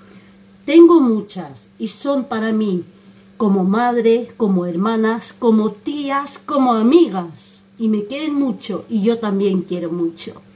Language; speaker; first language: Spanish; non-native, fluent; Armenian